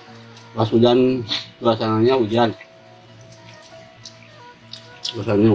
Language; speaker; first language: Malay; non-native, local second language; Sundanese